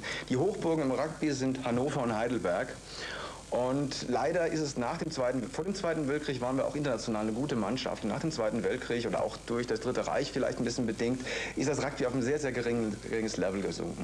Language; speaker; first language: German; native; German